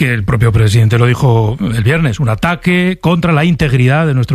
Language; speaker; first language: Spanish; native; Spanish